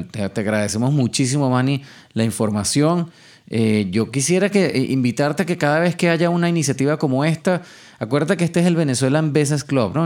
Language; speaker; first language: Spanish; native; Spanish